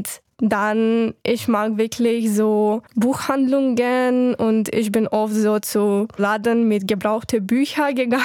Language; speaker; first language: German; non-native, fluent; Ukrainian